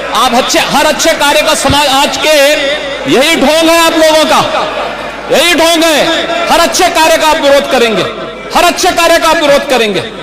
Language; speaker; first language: Hindi; native; Hindi